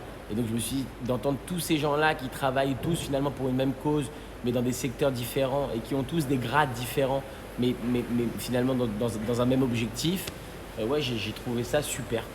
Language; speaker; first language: French; native; French